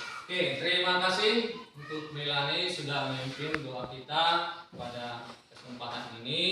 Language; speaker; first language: Indonesian; native; Indonesian